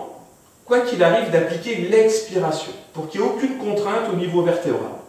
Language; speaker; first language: French; native; French